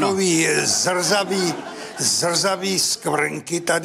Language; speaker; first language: Czech; native; Czech